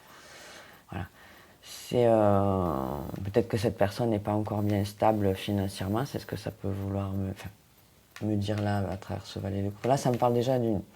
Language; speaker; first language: French; native; French